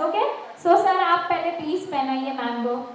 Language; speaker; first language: Hindi; native; Hindi